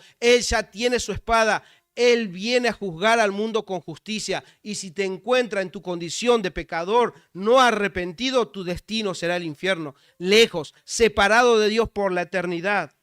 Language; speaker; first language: Spanish; native; Spanish